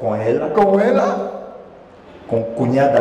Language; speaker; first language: Portuguese; non-native, learner; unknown